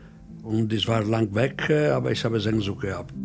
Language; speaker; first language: German; non-native, fluent; Italian